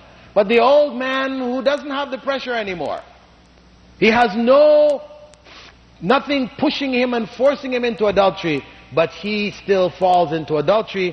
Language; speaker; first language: English; non-native, fluent; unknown